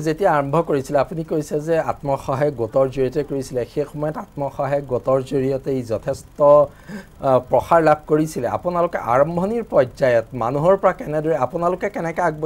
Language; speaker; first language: Assamese; native; Assamese